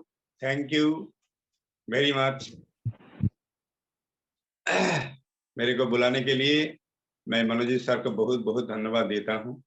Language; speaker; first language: Hindi; non-native, local second language; Bangla